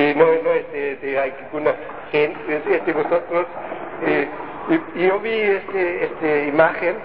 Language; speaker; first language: Spanish; non-native, learner; German